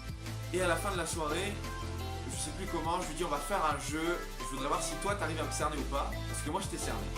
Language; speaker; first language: French; native; French